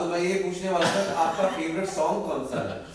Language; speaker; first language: Hindi; native; Hindi